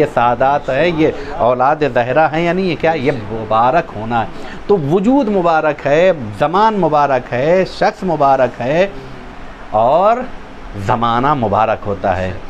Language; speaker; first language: Urdu; native; Urdu